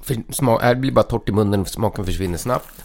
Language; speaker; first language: Swedish; native; Swedish